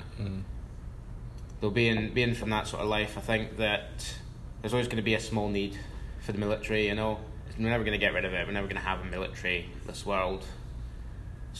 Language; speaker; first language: English; native; English